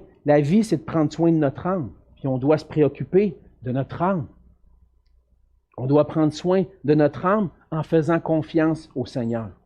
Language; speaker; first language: French; native; French